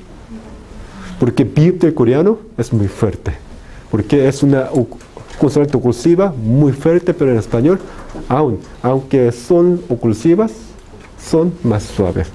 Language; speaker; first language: Spanish; non-native, fluent; Korean